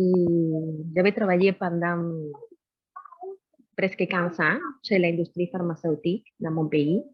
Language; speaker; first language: French; non-native, learner; Spanish